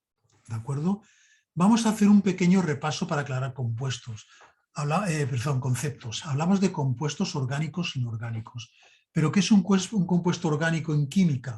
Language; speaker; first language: Spanish; native; Spanish